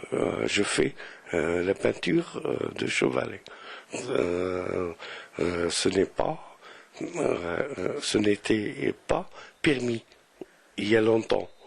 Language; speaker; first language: French; non-native, local second language; Arabic